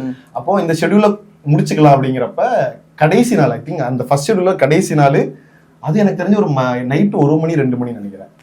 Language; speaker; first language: Tamil; native; Tamil